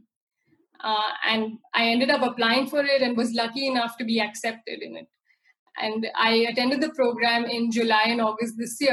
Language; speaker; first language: English; non-native, local second language; Hindi